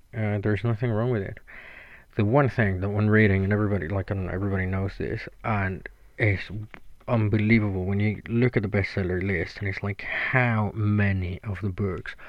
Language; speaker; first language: English; non-native, fluent; Spanish